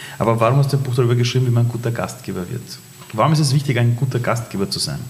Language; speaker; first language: German; early bilingual, other home language; Persian